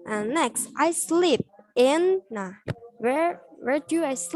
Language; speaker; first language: English; non-native, learner; Indonesian